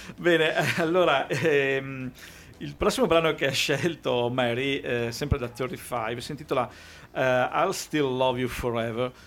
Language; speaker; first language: Italian; native; Italian